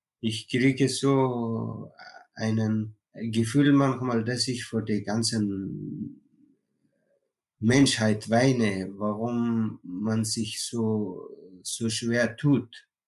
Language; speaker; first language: German; non-native, learner; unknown